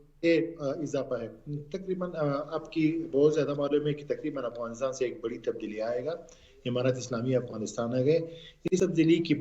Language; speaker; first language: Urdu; non-native, learner; Pashto